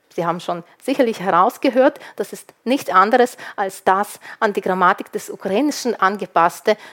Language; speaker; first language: German; early bilingual, other home language; Ukrainian